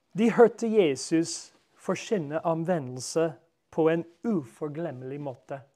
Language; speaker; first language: Norwegian; non-native, fluent; English